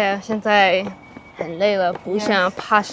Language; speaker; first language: Chinese; non-native, learner; English